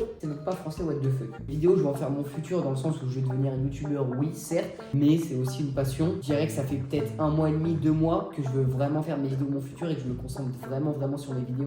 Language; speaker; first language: French; native; French